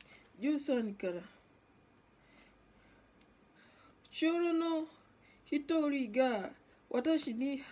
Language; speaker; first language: Japanese; non-native, learner; Ganda